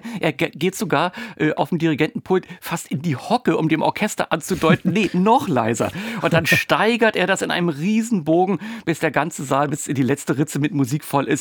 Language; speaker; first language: German; native; German